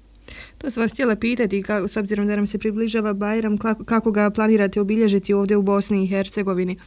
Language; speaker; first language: Croatian; native; Croatian